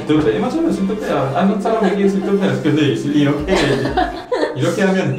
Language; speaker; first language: Korean; non-native, learner; French